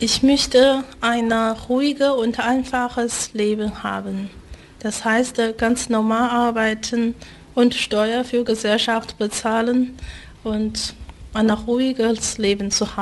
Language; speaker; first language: German; non-native, fluent; Chinese